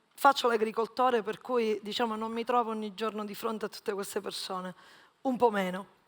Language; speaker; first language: Italian; native; Italian